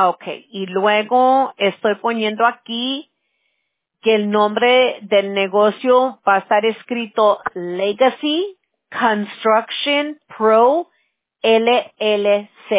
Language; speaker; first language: Spanish; early bilingual, heritage; English